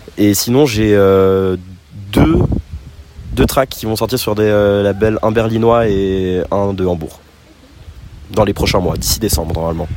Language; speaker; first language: French; native; French